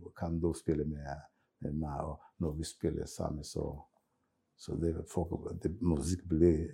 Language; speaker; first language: Norwegian; non-native, fluent; Swahili